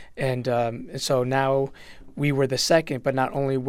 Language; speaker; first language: English; native; English